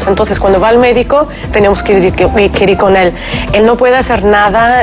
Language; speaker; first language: Spanish; non-native, fluent; Russian